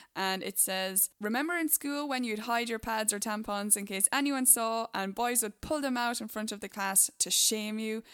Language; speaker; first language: English; native; English